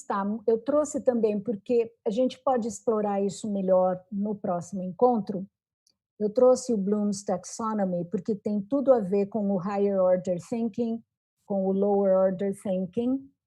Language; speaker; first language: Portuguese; native; Portuguese